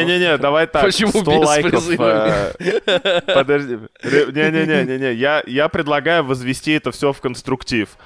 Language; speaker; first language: Russian; native; Russian